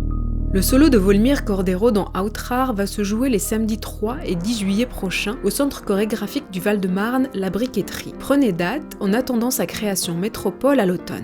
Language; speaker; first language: French; native; French